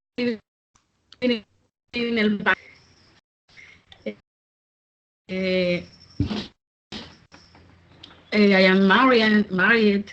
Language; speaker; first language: English; non-native, learner; Spanish